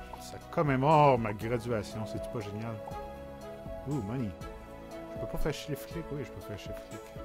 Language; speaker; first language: French; native; French